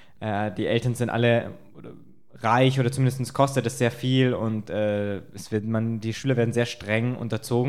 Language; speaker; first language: German; native; German